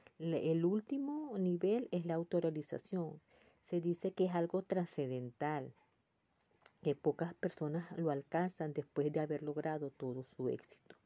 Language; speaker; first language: Spanish; native; Spanish